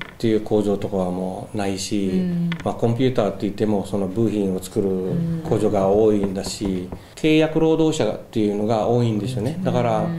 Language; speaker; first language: Japanese; non-native, fluent; Filipino